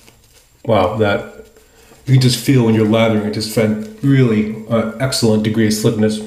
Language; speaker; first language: English; native; English